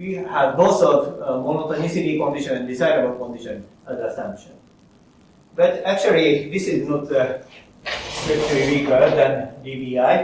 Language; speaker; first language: English; non-native, fluent; Japanese